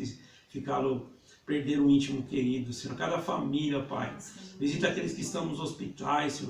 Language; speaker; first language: Portuguese; native; Portuguese